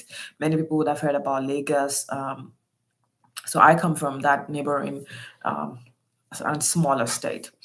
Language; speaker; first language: English; non-native, local second language; Yoruba